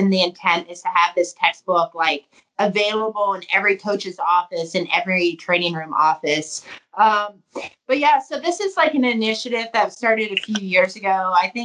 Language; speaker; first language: English; native; English